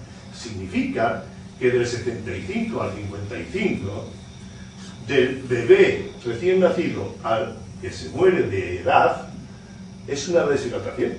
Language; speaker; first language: Spanish; native; Spanish